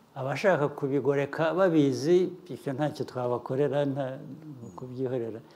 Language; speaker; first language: Kinyarwanda; early bilingual, heritage; Kinyarwanda